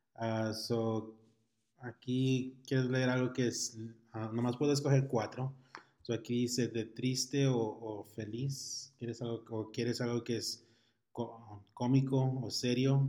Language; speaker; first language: Spanish; early bilingual, heritage; Spanish